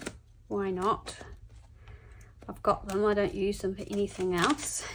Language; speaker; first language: English; native; English